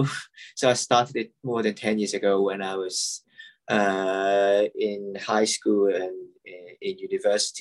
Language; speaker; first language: English; non-native, local second language; Cantonese